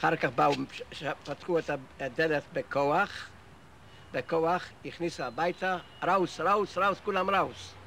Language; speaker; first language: Hebrew; non-native, fluent; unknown